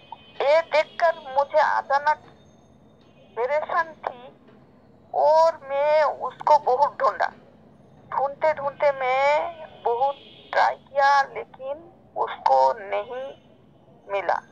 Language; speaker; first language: Hindi; non-native, learner; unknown